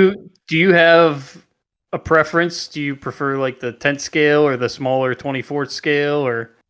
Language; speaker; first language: English; native; English